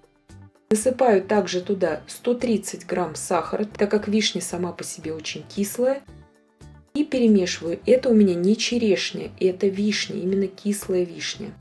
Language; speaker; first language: Russian; native; Russian